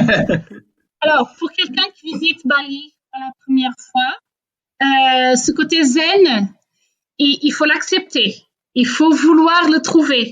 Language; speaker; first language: French; non-native, fluent; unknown